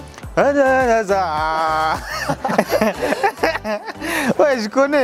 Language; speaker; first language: French; non-native, local second language; Rundi